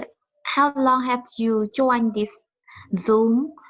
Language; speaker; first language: English; non-native, learner; Khmer